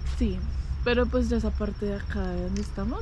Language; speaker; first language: Spanish; native; Spanish